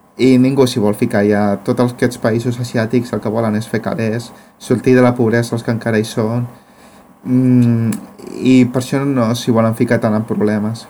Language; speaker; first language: Catalan; non-native, fluent; Spanish